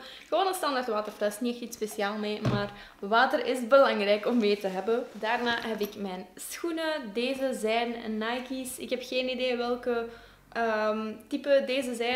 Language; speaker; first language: Dutch; native; Dutch